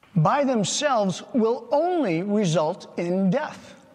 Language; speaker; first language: English; native; English